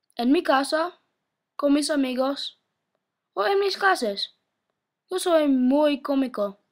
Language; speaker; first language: Spanish; non-native, learner; English